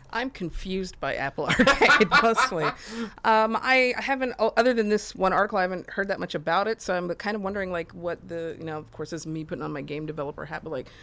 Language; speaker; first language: English; native; English